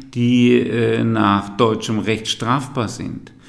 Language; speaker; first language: German; non-native, fluent; Hebrew